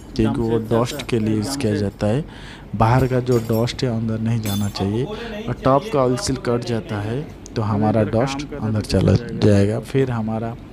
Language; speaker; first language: Hindi; non-native, local second language; Odia